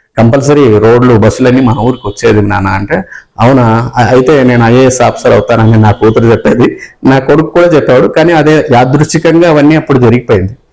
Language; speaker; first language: Telugu; native; Telugu